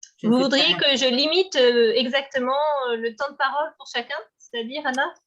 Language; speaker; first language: French; native; French